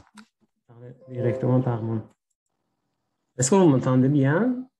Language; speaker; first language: French; non-native, fluent; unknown